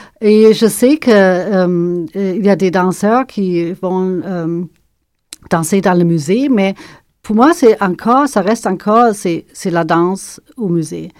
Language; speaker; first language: French; non-native, fluent; German